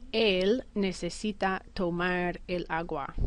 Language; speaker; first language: Spanish; non-native, fluent; English